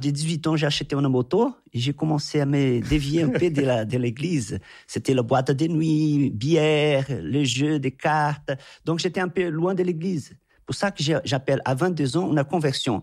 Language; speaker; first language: French; non-native, fluent; Portuguese